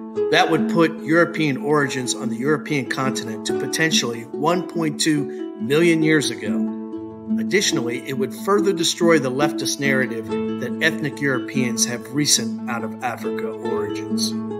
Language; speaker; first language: English; native; English